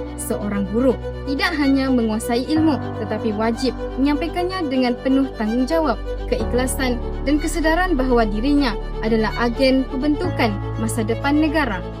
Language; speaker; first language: Malay; native; Malay